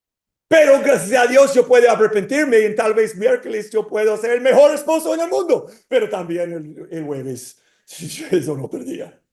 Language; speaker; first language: Spanish; non-native, fluent; English